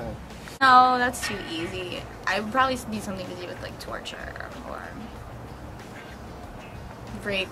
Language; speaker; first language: English; native; English